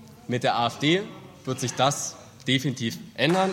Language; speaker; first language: German; native; German